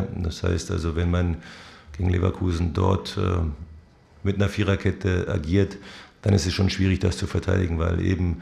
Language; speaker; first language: German; native; German